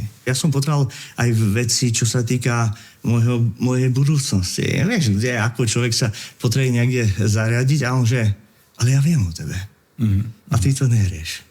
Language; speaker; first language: Slovak; native; Slovak